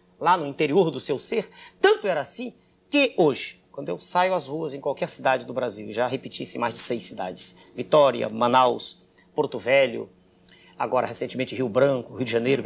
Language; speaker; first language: Portuguese; native; Portuguese